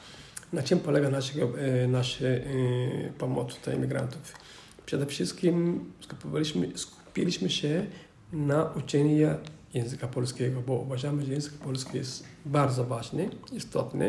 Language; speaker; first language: Polish; non-native, fluent; Somali